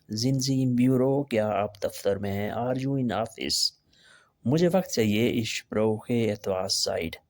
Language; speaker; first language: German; non-native, fluent; Urdu